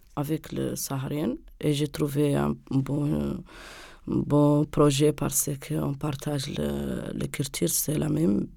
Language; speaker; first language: French; non-native, local second language; Arabic